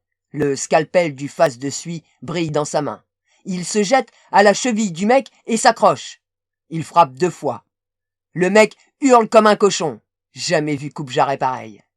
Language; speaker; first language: French; native; French